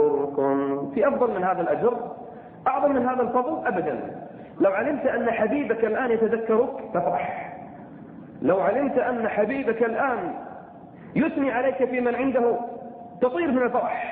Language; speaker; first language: Arabic; native; Arabic